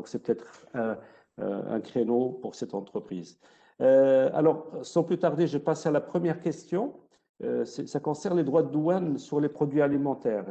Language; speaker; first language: French; non-native, local second language; Arabic